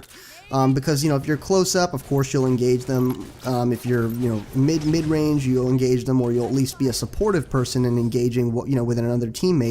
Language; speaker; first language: English; native; English